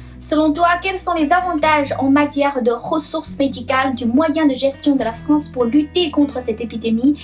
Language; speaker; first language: French; non-native, fluent; Chinese